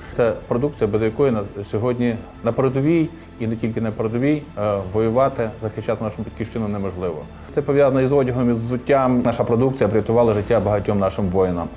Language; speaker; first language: Ukrainian; native; Ukrainian